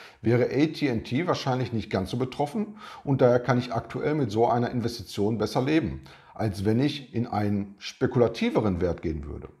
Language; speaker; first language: German; native; German